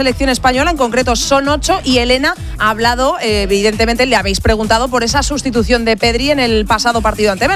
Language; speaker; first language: Spanish; native; Spanish